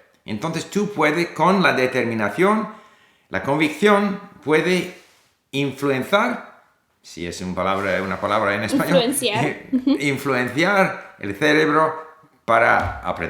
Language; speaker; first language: Spanish; non-native, fluent; English